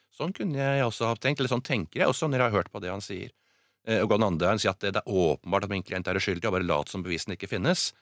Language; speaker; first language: Norwegian; native; Norwegian